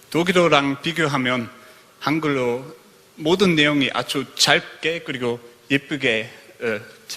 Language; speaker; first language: Korean; non-native, fluent; German